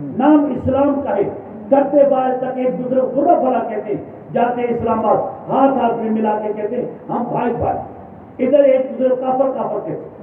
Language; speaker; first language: Urdu; non-native, local second language; Sindhi